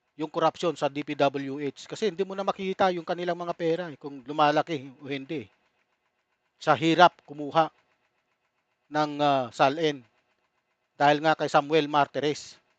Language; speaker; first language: Filipino; native; Filipino